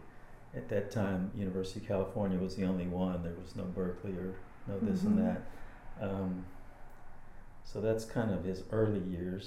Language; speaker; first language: English; native; English